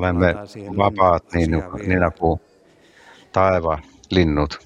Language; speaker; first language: Finnish; non-native, learner; Estonian